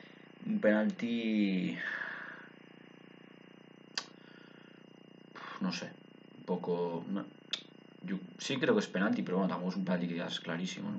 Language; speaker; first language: Spanish; native; Spanish